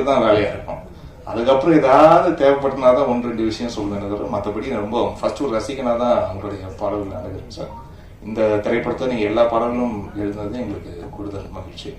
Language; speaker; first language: Tamil; native; Tamil